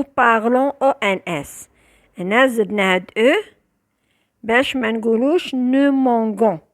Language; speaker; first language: French; non-native, local second language; Arabic